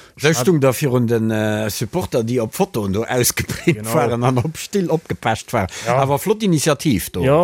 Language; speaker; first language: Luxembourgish; native; Luxembourgish